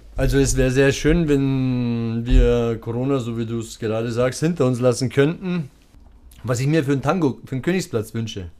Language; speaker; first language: German; early bilingual, other home language; Turkish